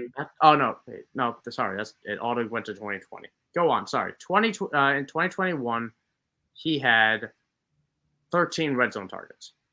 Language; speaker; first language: English; native; English